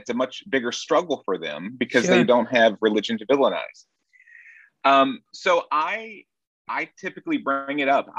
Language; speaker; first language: English; native; English